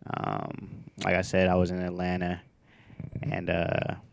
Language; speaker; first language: English; native; English